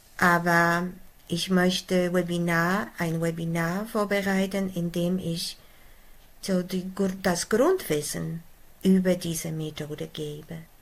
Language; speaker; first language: German; non-native, fluent; Polish